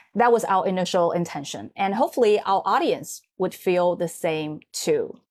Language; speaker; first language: English; non-native, fluent; Chinese